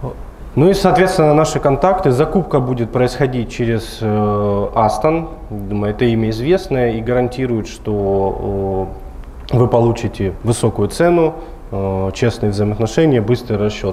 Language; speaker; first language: Russian; native; Russian